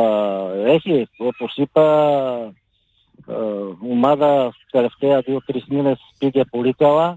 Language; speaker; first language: Greek; non-native, fluent; Bulgarian